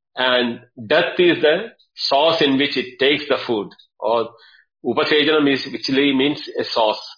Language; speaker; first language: English; non-native, local second language; Tamil